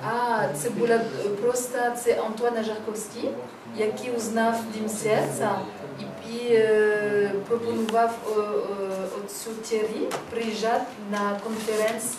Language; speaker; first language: Ukrainian; non-native, learner; French